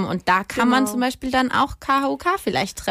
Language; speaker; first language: German; native; German